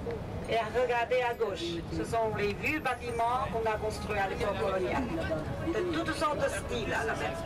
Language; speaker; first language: French; non-native, fluent; Chinese